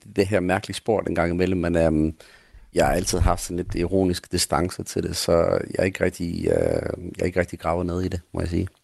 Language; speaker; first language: Danish; non-native, fluent; English